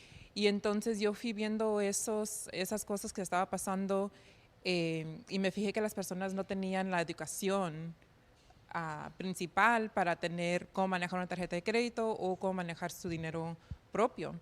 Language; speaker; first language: Spanish; early bilingual, heritage; Spanish